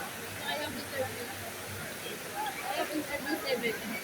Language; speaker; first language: English; non-native, learner; Filipino